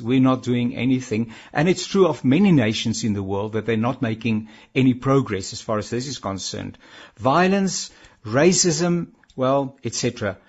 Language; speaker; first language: English; non-native, local second language; Afrikaans